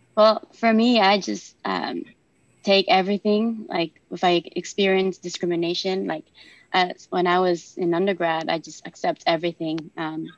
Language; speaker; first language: English; non-native, local second language; Filipino